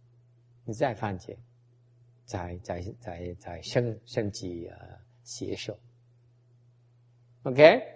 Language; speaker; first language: Chinese; non-native, fluent; Vietnamese